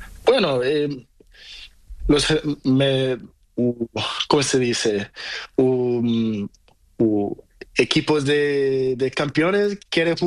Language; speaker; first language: Spanish; non-native, learner; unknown